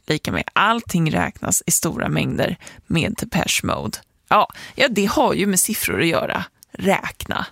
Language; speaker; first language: Swedish; native; Swedish